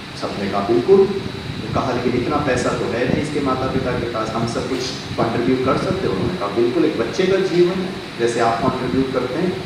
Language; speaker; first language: Hindi; non-native, local second language; Tamil